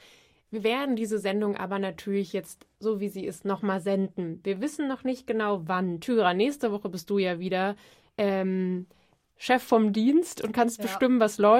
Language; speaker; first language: German; native; German